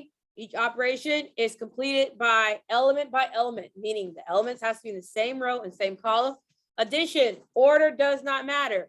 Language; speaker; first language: English; native; English